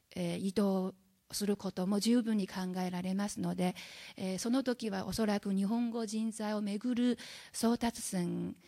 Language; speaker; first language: Japanese; non-native, fluent; Chinese